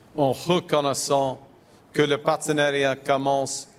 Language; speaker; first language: French; non-native, fluent; English